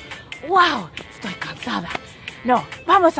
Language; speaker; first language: Spanish; non-native, fluent; English